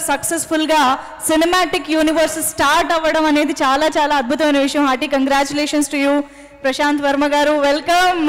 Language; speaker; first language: Telugu; native; Telugu